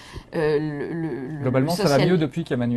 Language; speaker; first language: French; native; French